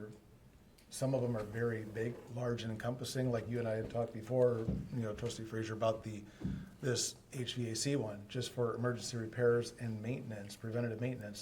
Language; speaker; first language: English; native; English